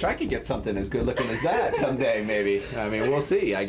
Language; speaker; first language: English; native; English